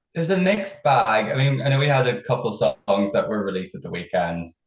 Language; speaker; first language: English; native; English